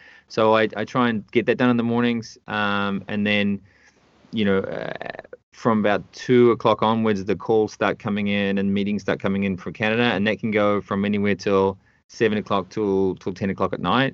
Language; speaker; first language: English; native; English